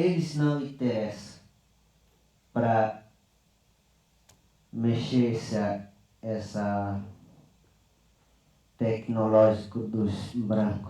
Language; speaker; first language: Portuguese; non-native, local second language; Yanomámi